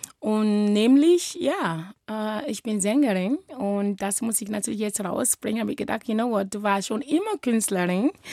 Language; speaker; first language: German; non-native, fluent; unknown